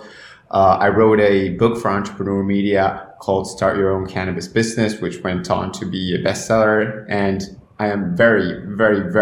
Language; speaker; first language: English; non-native, fluent; Spanish